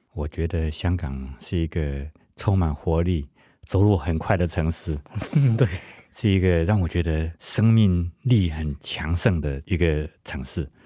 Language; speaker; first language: Chinese; non-native, local second language; Hakka Chinese